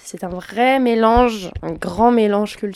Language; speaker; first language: French; native; French